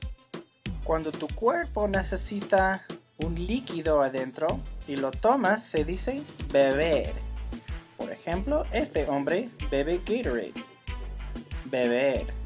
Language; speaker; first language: Spanish; non-native, fluent; English